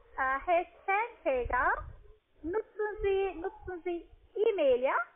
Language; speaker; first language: German; non-native, learner; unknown